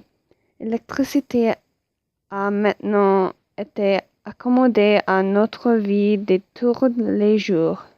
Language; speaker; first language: French; non-native, learner; English